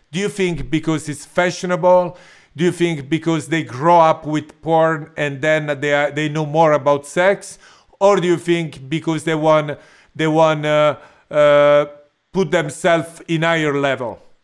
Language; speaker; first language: English; non-native, fluent; Italian